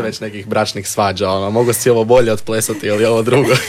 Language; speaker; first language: Serbian; native; Serbian